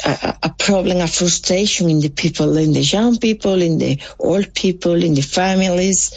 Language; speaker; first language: English; non-native, local second language; Spanish